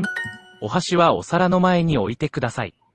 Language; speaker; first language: Japanese; non-native, learner; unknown